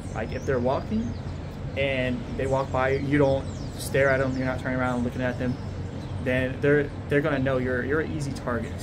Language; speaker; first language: English; native; English